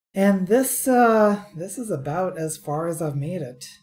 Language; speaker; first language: English; native; English